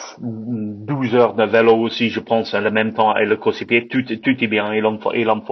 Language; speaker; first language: French; non-native, learner; English